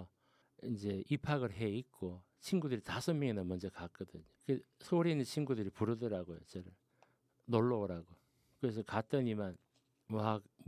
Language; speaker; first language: Korean; native; Korean